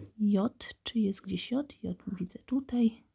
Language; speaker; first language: Polish; native; Polish